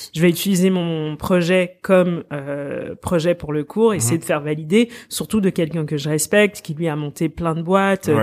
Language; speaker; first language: French; native; French